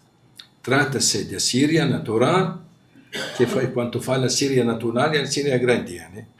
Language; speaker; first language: Portuguese; non-native, fluent; Arabic